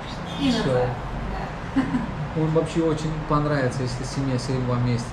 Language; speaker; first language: Russian; non-native, learner; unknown